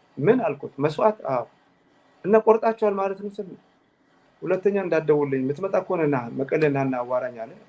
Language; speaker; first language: Amharic; non-native, local second language; Tigrinya